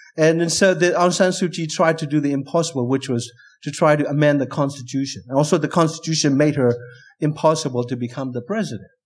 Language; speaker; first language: English; non-native, fluent; Burmese